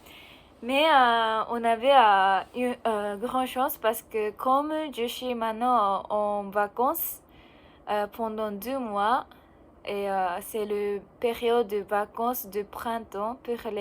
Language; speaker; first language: French; non-native, learner; Japanese